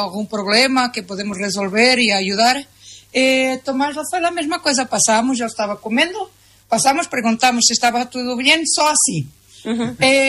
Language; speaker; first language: Spanish; non-native, learner; Portuguese